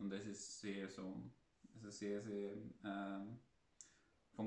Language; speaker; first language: German; non-native, fluent; Arabic